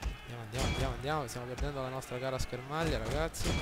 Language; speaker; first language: Italian; native; Italian